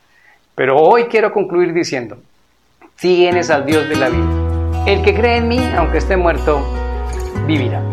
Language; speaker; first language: Spanish; native; Spanish